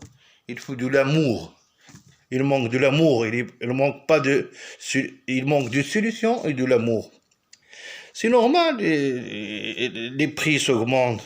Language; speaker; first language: French; non-native, local second language; Arabic